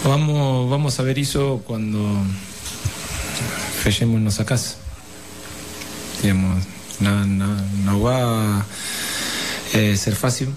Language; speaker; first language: Portuguese; non-native, learner; Spanish